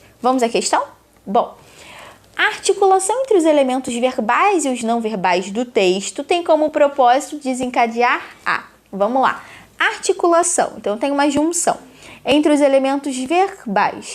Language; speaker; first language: Portuguese; native; Portuguese